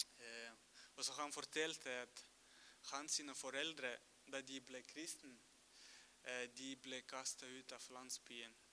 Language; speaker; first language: Norwegian; non-native, fluent; Russian